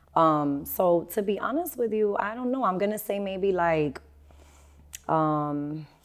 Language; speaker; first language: English; native; English